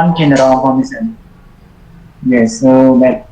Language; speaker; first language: English; non-native, learner; Khmer